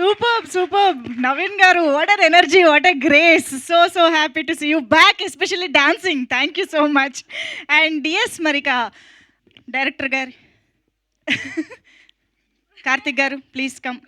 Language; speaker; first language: Telugu; native; Telugu